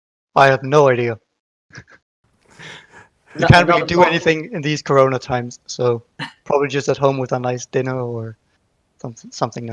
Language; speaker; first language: English; non-native, fluent; Danish